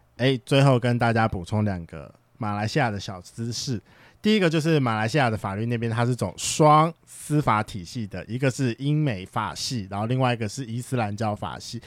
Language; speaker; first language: Chinese; native; Chinese